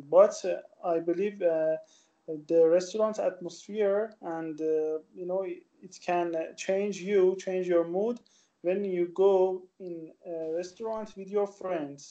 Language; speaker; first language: English; non-native, learner; Persian